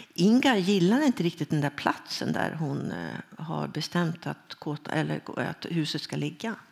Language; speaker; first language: Swedish; native; Swedish